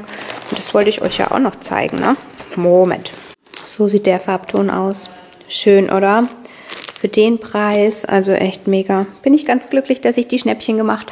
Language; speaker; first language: German; native; German